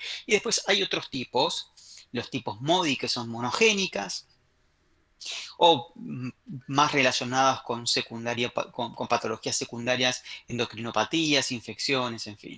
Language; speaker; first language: Spanish; native; Spanish